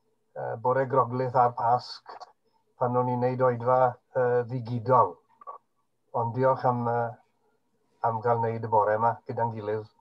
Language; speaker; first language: Welsh; native; Welsh